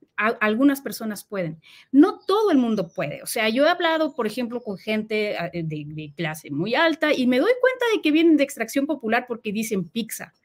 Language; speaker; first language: Spanish; native; Spanish